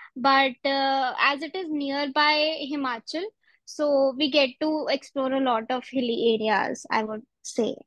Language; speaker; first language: English; non-native, local second language; Punjabi